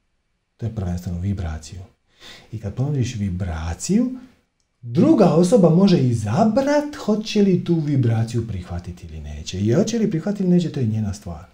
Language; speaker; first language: Croatian; native; Croatian